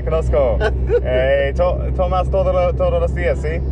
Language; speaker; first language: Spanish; non-native, learner; English